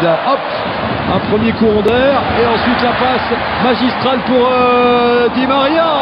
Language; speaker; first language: French; native; French